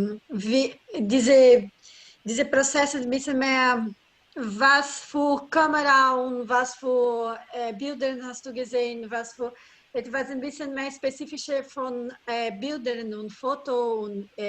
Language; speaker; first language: German; non-native, learner; Portuguese